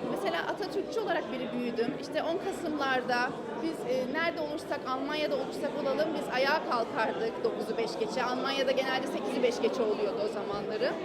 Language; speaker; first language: Turkish; early bilingual, other home language; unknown